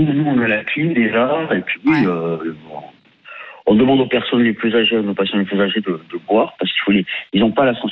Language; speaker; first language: French; native; French